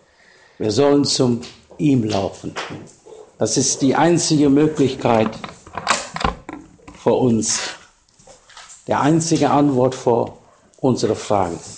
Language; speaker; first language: German; non-native, learner; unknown